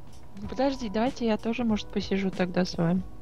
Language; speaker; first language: Russian; native; Russian